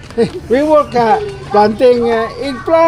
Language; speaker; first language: English; non-native, local second language; Filipino